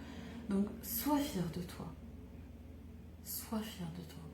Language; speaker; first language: French; native; French